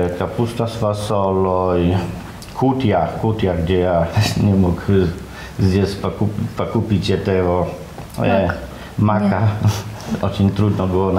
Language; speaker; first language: Russian; non-native, learner; Polish